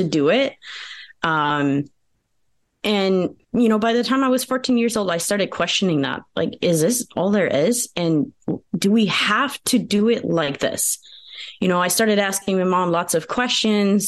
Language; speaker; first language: English; early bilingual, other home language; Pennsylvania German